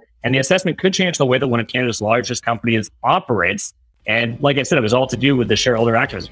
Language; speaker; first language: English; native; English